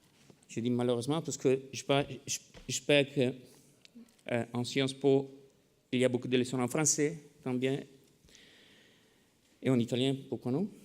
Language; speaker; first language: French; non-native, fluent; Italian